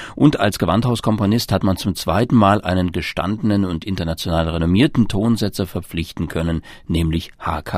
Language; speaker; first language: German; native; German